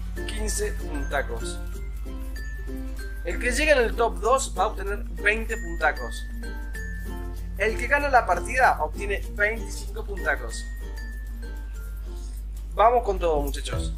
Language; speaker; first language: Spanish; native; Spanish